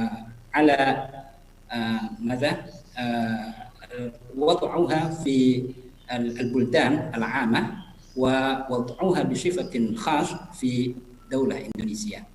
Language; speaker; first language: Arabic; non-native, fluent; Indonesian